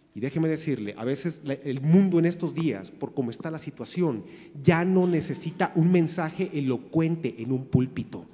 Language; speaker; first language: Spanish; native; Spanish